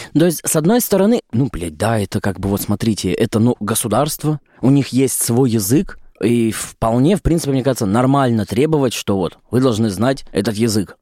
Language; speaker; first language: Russian; native; Russian